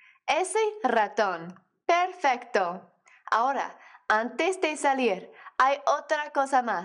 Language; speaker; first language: Spanish; non-native, fluent; English